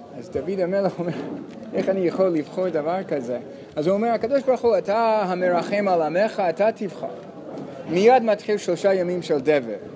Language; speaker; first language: Hebrew; non-native, fluent; English